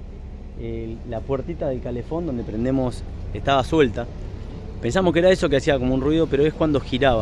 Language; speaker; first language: Spanish; native; Spanish